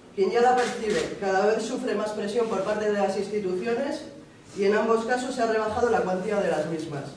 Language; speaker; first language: Spanish; non-native, local second language; Basque